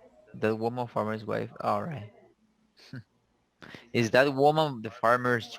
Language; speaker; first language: English; non-native, learner; Spanish